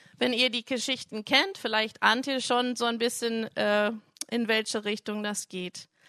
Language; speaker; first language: German; non-native, fluent; English